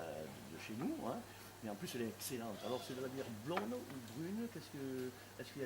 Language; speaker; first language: French; native; French